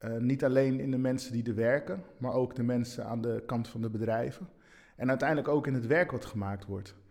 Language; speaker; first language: Dutch; early bilingual, other home language; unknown